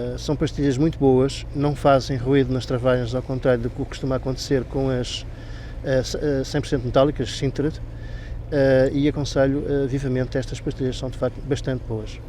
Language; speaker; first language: Portuguese; native; Portuguese